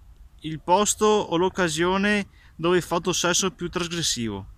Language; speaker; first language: Italian; native; Italian